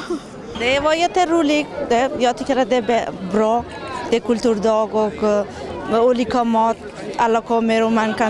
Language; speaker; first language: Swedish; non-native, learner; Persian